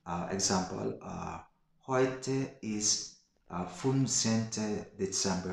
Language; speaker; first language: German; non-native, learner; Filipino